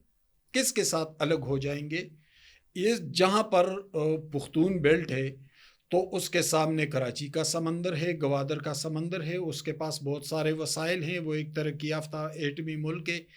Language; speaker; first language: Urdu; native; Urdu